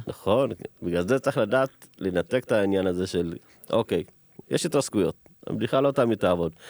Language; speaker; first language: Hebrew; early bilingual, other home language; Amharic